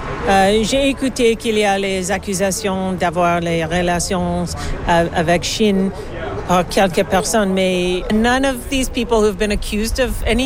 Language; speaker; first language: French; non-native, local second language; English